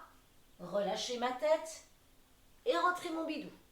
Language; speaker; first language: French; native; French